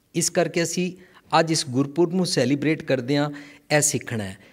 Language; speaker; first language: Hindi; non-native, local second language; Punjabi